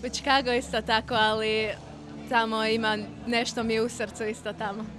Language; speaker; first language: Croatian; early bilingual, heritage; Croatian